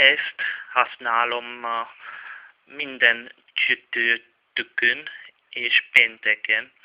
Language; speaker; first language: Hungarian; non-native, learner; Czech